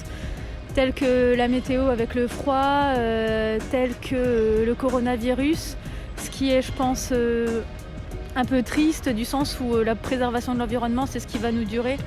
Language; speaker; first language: French; native; French